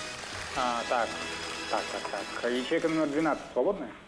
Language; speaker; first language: Russian; native; Russian